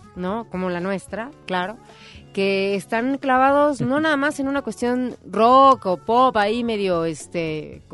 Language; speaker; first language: Spanish; native; Spanish